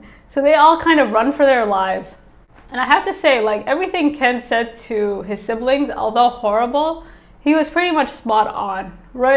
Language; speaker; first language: English; native; English